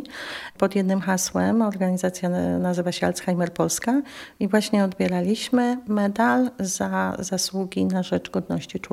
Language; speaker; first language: Polish; native; Polish